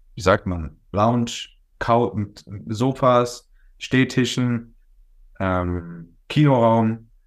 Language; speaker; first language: German; native; German